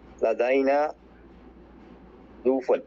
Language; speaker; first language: Arabic; non-native, learner; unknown